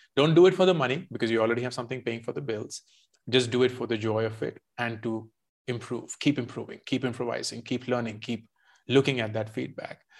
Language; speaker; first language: English; non-native, local second language; Hindi